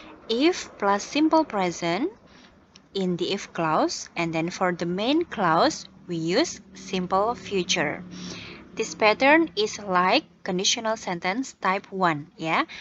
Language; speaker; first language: English; non-native, fluent; Indonesian